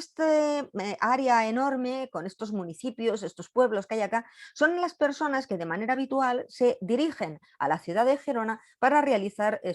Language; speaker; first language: Spanish; native; Spanish